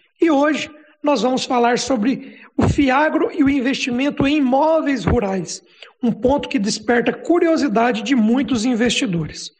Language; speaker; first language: Portuguese; native; Portuguese